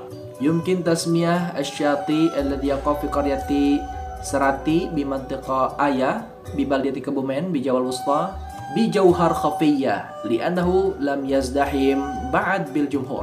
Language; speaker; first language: Arabic; non-native, fluent; Indonesian